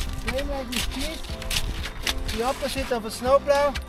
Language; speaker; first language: English; non-native, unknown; German